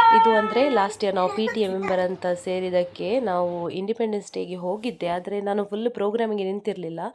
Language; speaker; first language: Kannada; non-native, local second language; Konkani